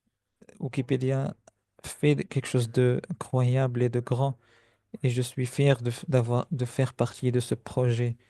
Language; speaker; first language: French; non-native, fluent; Spanish